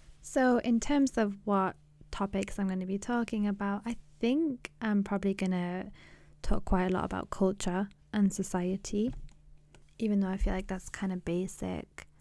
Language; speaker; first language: English; early bilingual, other home language; Punjabi